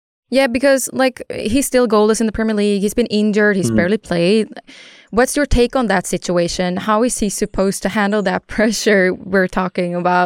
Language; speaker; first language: English; non-native, fluent; Swedish